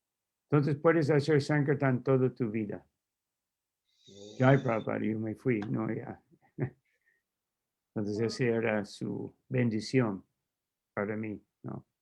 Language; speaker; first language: Spanish; non-native, fluent; English